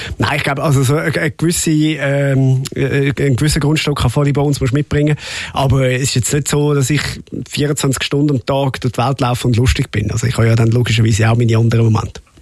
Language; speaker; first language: German; native; German